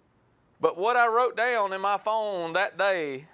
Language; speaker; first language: English; native; English